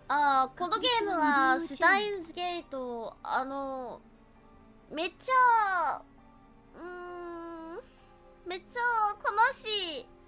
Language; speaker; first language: Japanese; non-native, learner; English